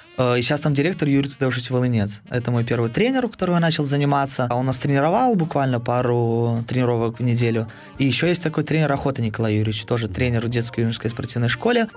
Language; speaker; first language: Russian; native; Russian